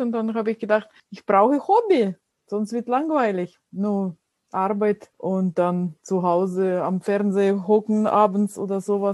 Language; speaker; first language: German; non-native, fluent; Russian